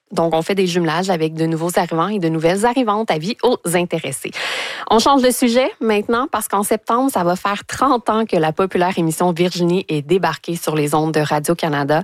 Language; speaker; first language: French; native; French